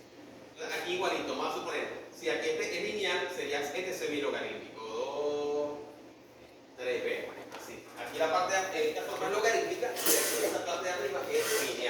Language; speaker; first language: Spanish; native; Spanish